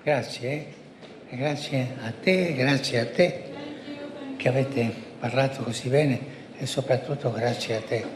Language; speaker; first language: Italian; non-native, fluent; Spanish